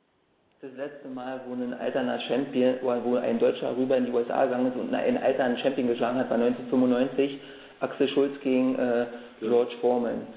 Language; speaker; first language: German; native; German